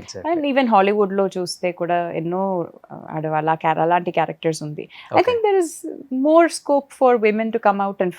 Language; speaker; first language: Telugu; non-native, fluent; Malayalam